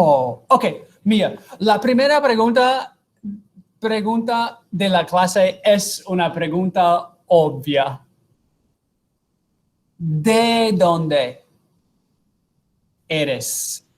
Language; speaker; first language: Spanish; non-native, fluent; English